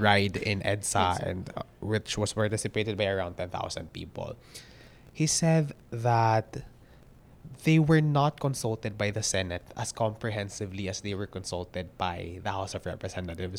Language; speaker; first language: English; non-native, local second language; Filipino